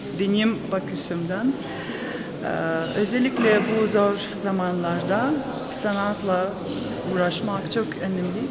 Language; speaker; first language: Turkish; non-native, learner; Russian